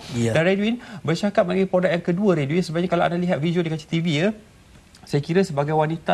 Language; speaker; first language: Malay; native; Malay